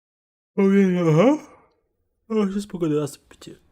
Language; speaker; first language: Russian; non-native, local second language; Yakut